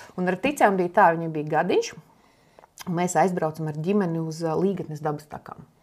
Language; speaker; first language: Latvian; non-native, local second language; Russian